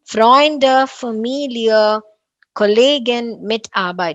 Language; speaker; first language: German; non-native, fluent; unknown